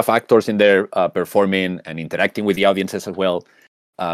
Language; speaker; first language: English; non-native, fluent; Spanish